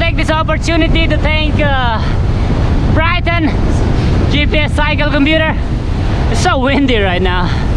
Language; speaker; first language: English; non-native, local second language; Filipino